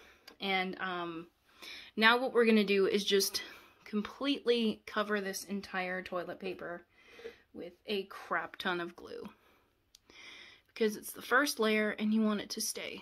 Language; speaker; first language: English; native; English